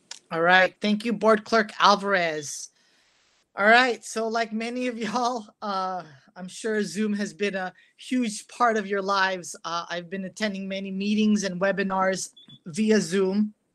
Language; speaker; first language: English; native; English